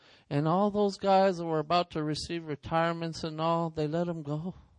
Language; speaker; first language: English; early bilingual, other home language; Spanish